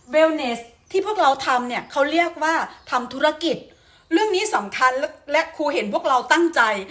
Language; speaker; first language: Thai; native; Thai